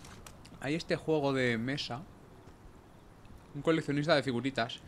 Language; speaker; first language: Spanish; native; Spanish